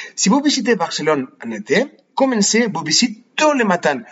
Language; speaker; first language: French; non-native, fluent; Spanish